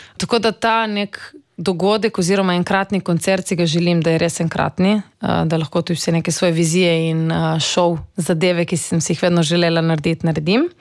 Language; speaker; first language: Slovenian; native; Slovenian